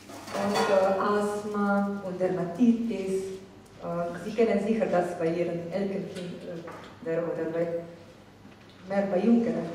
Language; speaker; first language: German; non-native, fluent; Slovenian